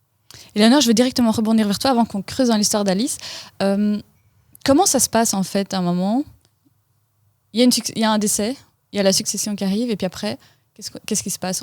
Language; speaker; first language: French; native; French